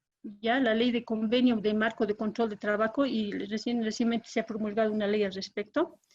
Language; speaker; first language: Spanish; native; Spanish